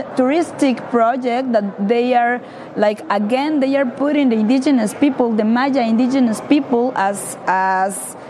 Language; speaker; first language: English; non-native, learner; Spanish